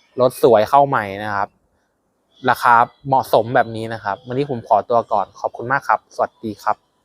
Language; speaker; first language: Thai; native; Thai